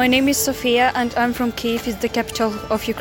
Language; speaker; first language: English; non-native, learner; Ukrainian